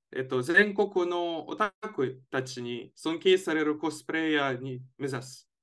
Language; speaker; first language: Japanese; non-native, fluent; Latvian